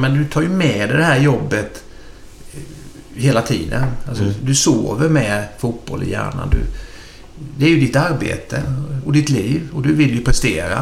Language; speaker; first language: Swedish; native; Swedish